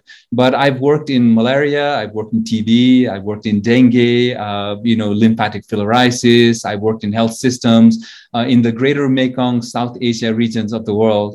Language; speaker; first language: English; non-native, local second language; Nepali